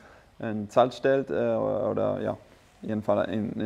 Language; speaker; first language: German; non-native, fluent; Swedish